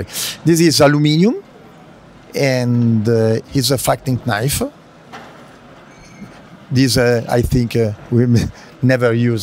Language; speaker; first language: English; non-native, learner; Italian